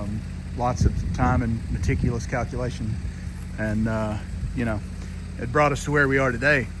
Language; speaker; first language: English; native; English